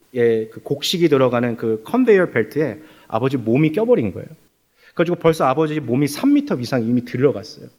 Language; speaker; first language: Korean; native; Korean